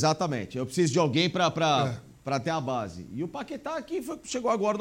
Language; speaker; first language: Portuguese; native; Portuguese